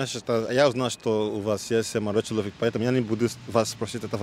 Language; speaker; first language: Russian; non-native, learner; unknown